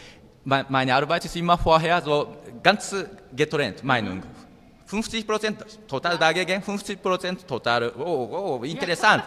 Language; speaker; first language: German; non-native, learner; Japanese